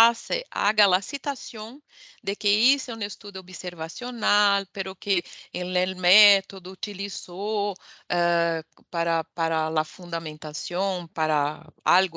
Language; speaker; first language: Spanish; non-native, fluent; Portuguese